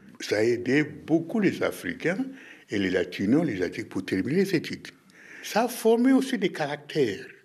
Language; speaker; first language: French; non-native, local second language; Lingala